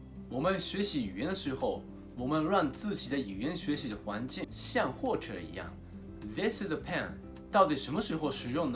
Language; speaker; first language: Chinese; non-native, fluent; Japanese